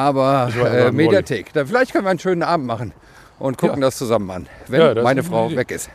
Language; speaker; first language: German; native; German